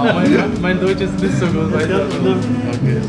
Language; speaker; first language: German; non-native, learner; Urdu